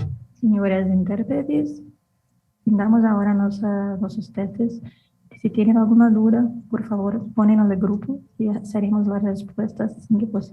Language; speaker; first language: Spanish; non-native, learner; Portuguese